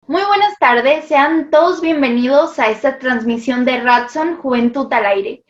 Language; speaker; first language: Spanish; native; Spanish